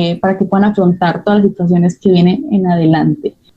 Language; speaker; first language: Spanish; native; Spanish